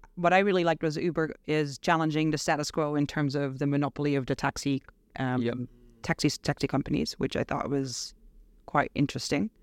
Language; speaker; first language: English; non-native, fluent; Dutch